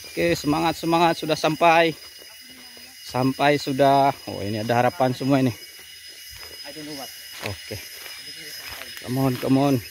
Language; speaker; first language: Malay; non-native, local second language; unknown